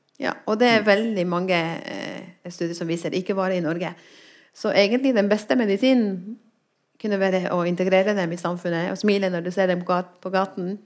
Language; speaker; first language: Norwegian; non-native, fluent; Spanish